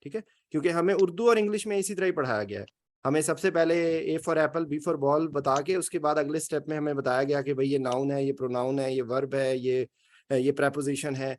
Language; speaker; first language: Urdu; native; Urdu